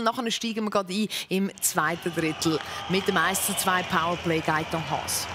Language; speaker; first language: German; native; German